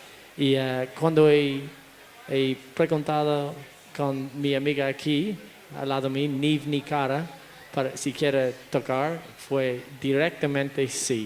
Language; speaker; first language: Spanish; non-native, fluent; English